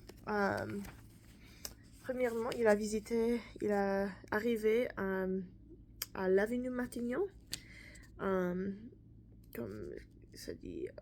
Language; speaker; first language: French; non-native, learner; English